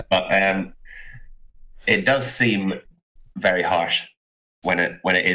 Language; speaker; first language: English; native; English